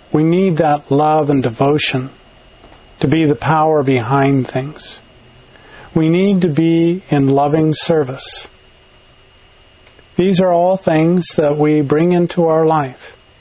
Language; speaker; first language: English; native; English